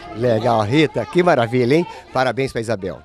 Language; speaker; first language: Portuguese; native; Portuguese